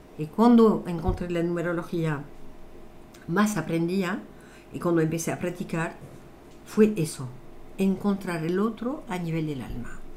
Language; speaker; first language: Spanish; non-native, fluent; French